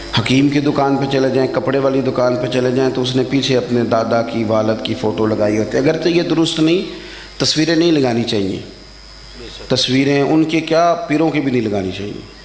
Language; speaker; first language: Urdu; non-native, local second language; Punjabi